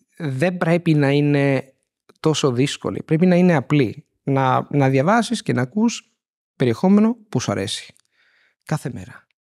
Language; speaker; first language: Greek; non-native, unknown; Italian